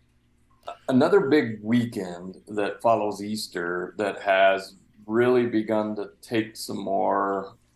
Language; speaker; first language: English; native; English